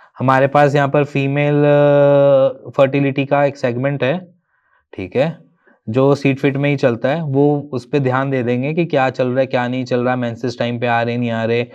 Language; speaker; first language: Hindi; native; Hindi